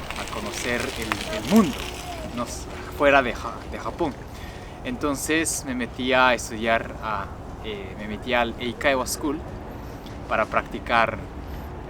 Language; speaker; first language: Spanish; non-native, fluent; Japanese